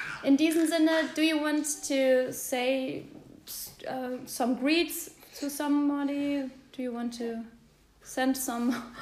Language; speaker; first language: English; non-native, learner; German